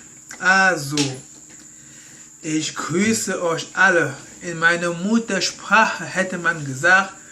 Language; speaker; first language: German; non-native, fluent; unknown